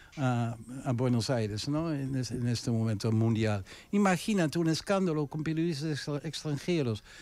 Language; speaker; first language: Spanish; non-native, fluent; Dutch